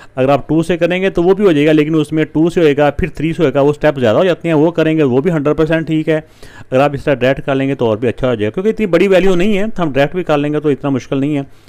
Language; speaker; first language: Urdu; non-native, local second language; Punjabi